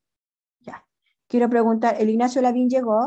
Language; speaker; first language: Spanish; native; Spanish